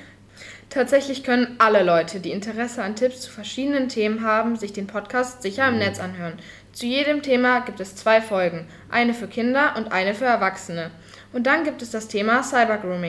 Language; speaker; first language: German; native; German